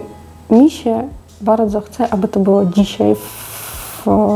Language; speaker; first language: Polish; non-native, fluent; Russian